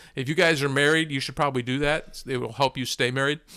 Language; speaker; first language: English; native; English